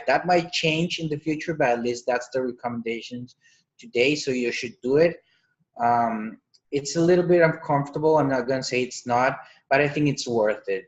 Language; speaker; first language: English; non-native, fluent; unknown